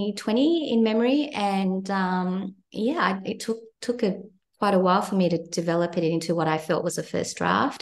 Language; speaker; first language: English; native; English